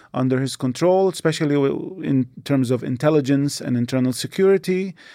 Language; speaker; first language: English; non-native, fluent; Arabic